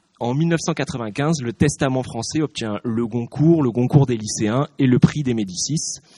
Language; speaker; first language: French; native; French